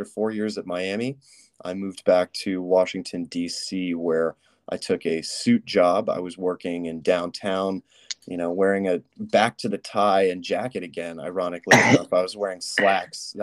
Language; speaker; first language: English; native; English